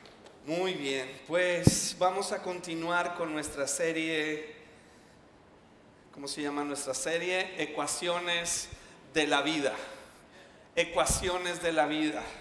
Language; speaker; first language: Spanish; native; Spanish